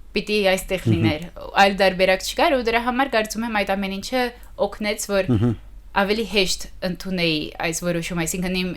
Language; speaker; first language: Armenian; early bilingual, heritage; Armenian